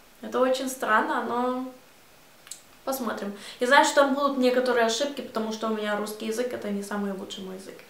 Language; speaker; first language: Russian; early bilingual, heritage; Russian